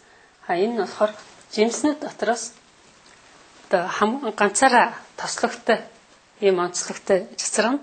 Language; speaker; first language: Mongolian; native; Mongolian